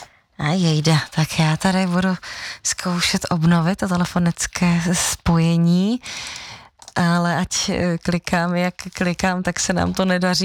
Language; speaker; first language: Czech; native; Czech